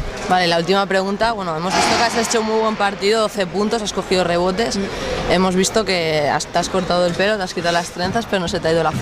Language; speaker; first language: Spanish; native; Spanish